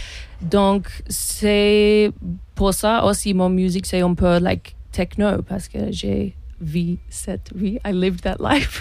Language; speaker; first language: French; non-native, learner; English